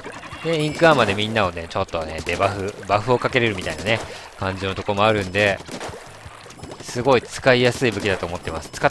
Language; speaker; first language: Japanese; native; Japanese